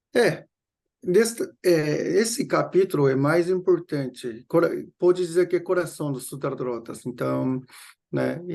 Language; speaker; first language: Portuguese; non-native, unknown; Japanese